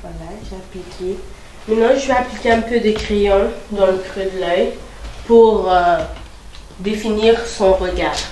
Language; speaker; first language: French; non-native, local second language; Lingala